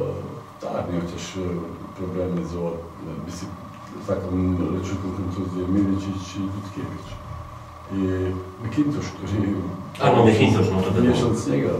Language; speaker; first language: Polish; non-native, fluent; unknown